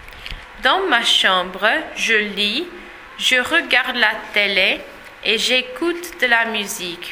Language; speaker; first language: French; non-native, learner; English